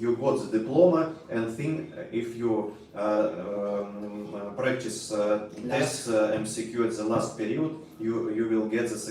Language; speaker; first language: English; non-native, learner; Russian